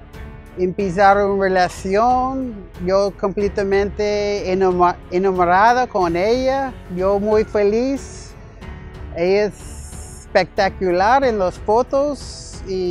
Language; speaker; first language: Spanish; non-native, learner; English